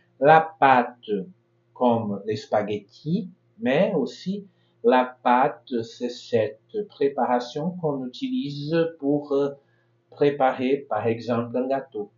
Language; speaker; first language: French; non-native, fluent; Portuguese